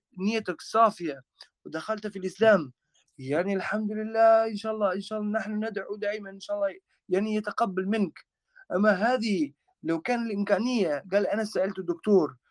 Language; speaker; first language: Arabic; non-native, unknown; Albanian